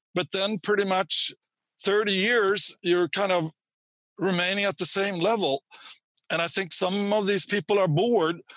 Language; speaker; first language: English; non-native, fluent; Swedish